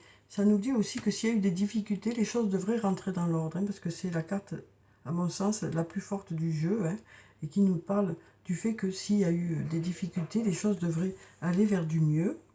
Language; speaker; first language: French; native; French